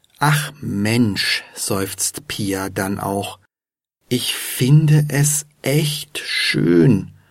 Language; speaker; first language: German; native; German